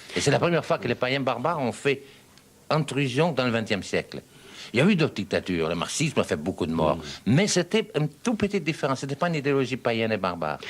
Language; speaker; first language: French; non-native, fluent; Serbian